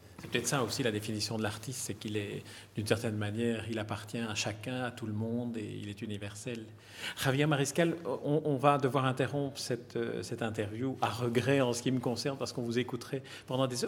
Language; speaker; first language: French; native; French